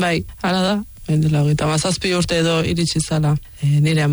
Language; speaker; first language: Basque; early bilingual, other home language; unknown